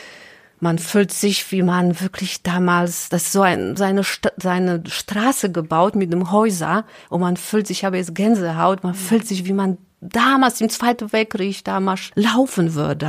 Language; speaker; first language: German; non-native, learner; Polish